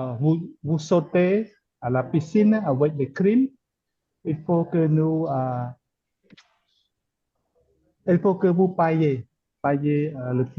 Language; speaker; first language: French; non-native, learner; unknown